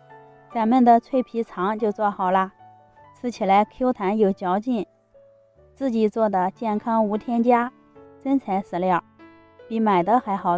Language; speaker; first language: Chinese; native; Chinese